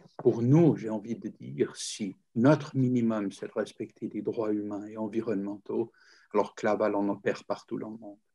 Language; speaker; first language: French; native; French